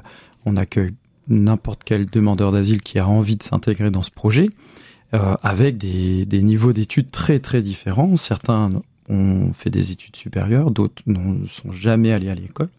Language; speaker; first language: French; native; French